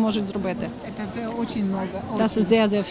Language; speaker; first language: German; non-native, fluent; Ukrainian